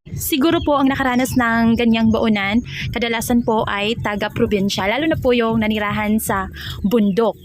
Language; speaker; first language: Filipino; non-native, local second language; Cebuano